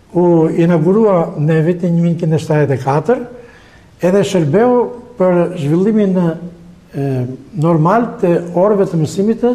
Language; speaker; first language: Albanian; native; Albanian